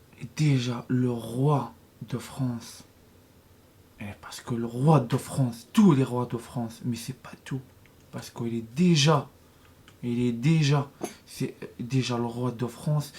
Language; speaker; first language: French; non-native, learner; Arabic